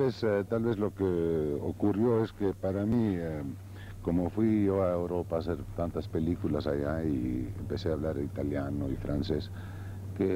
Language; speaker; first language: Spanish; early bilingual, other home language; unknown